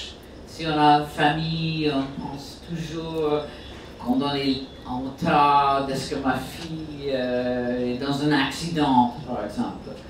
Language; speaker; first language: French; non-native, fluent; English